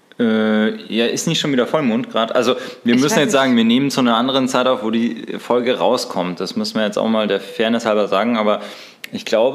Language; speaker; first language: German; native; German